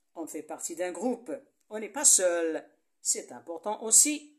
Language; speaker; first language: French; non-native, local second language; Arabic